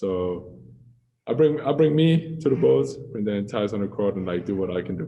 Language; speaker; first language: English; non-native, fluent; German